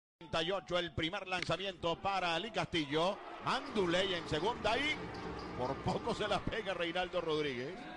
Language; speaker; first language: Spanish; native; Spanish